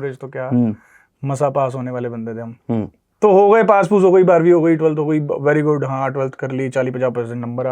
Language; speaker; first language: Hindi; native; Hindi